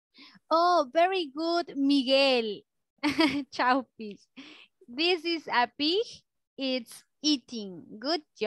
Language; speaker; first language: English; non-native, fluent; Spanish